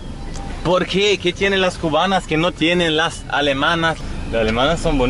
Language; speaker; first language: Spanish; non-native, fluent; Dutch